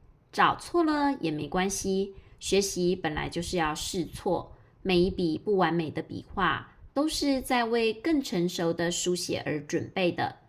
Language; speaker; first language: Chinese; native; Chinese